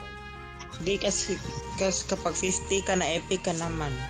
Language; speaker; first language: Filipino; native; Filipino